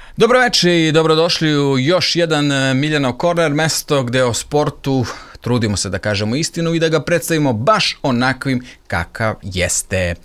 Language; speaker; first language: Serbian; native; Serbian